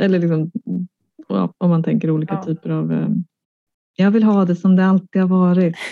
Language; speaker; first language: Swedish; native; Swedish